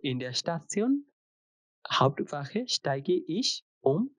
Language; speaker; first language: German; non-native, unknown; Bangla